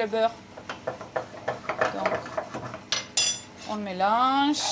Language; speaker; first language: French; non-native, fluent; Spanish